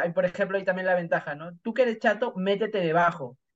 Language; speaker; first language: Spanish; native; Spanish